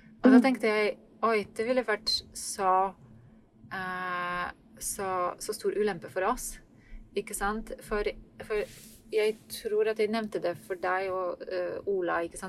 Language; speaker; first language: Norwegian; non-native, fluent; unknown